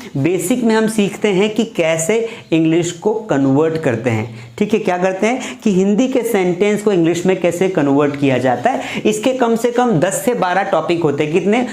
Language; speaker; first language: Hindi; native; Hindi